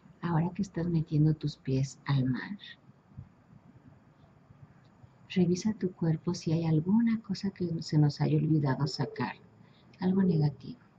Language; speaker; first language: Spanish; native; Spanish